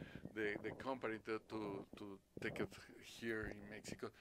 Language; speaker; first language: English; non-native, learner; Spanish